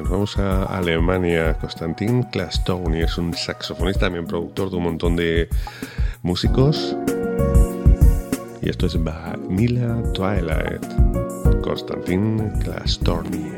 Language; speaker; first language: Spanish; native; Spanish